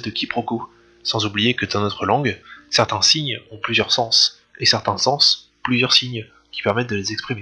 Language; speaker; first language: French; native; French